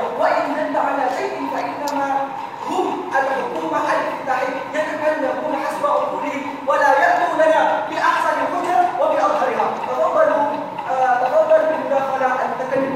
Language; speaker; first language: Arabic; non-native, learner; Indonesian